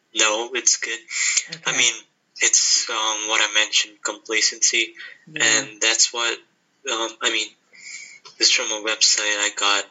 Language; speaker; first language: English; non-native, local second language; Hindi